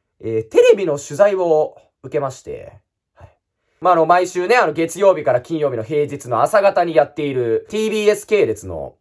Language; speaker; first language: Japanese; native; Japanese